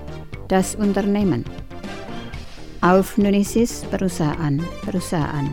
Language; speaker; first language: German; non-native, fluent; Indonesian